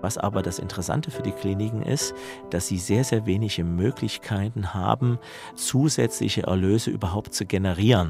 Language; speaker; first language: German; native; German